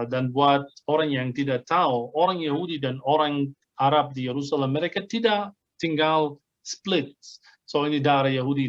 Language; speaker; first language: Indonesian; non-native, fluent; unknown